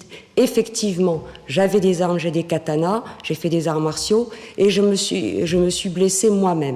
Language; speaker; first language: French; native; French